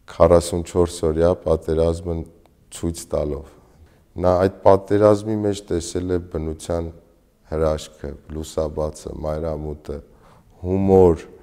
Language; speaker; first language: Armenian; native; Armenian